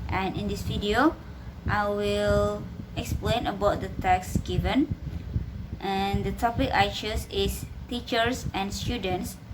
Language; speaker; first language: English; non-native, learner; Indonesian